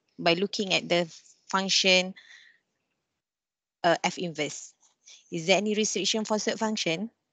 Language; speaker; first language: English; non-native, local second language; Malay